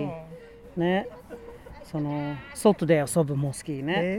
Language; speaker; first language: Japanese; non-native, learner; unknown